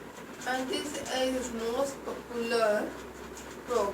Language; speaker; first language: English; non-native, local second language; Hindi